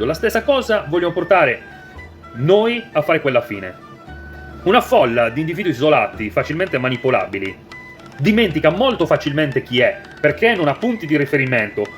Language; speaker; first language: Italian; native; Italian